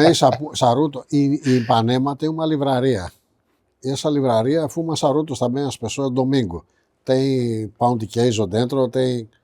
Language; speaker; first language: Portuguese; non-native, fluent; Greek